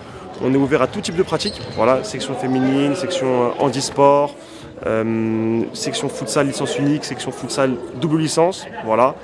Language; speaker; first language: French; native; French